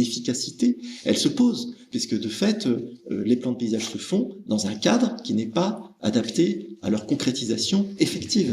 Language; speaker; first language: French; native; French